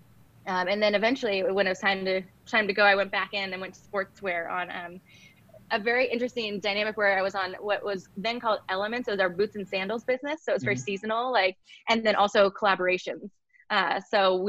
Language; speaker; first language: English; native; English